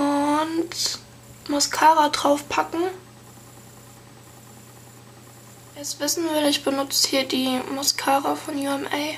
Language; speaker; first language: German; native; German